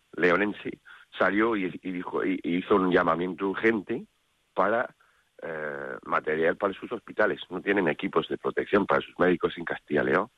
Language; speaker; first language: Spanish; non-native, fluent; English